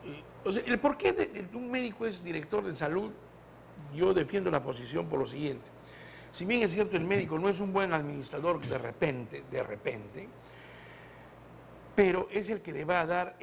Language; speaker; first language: Spanish; native; Spanish